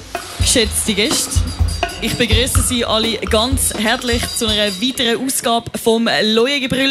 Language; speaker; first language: German; native; German